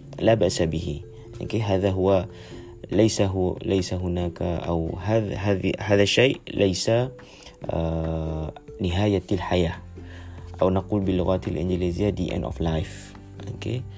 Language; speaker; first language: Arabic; non-native, learner; Malay